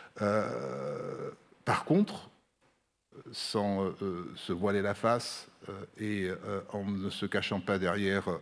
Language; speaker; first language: French; non-native, local second language; Arabic